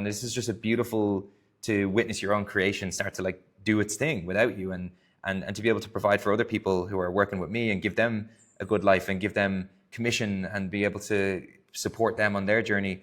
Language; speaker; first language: English; native; English